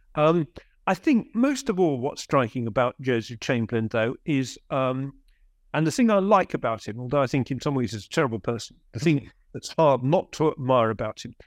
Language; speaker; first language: English; native; English